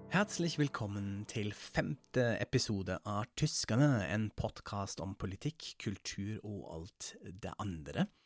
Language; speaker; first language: Norwegian; non-native, fluent; German